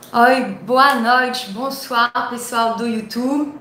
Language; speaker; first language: Portuguese; non-native, fluent; French